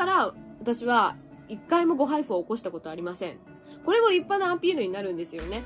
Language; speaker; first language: Japanese; native; Japanese